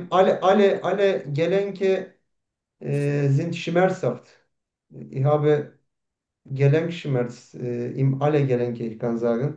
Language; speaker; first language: German; non-native, learner; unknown